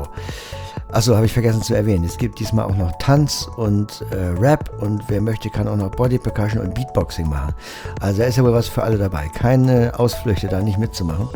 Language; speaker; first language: German; native; German